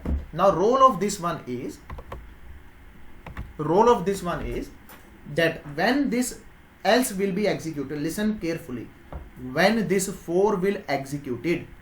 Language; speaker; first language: English; non-native, local second language; Hindi